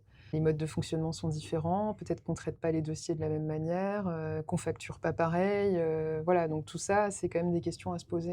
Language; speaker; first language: French; native; French